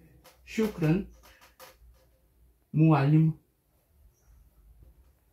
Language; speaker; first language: Arabic; non-native, learner; Portuguese